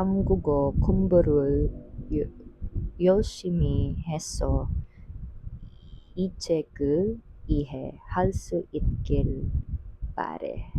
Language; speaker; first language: Korean; non-native, learner; Filipino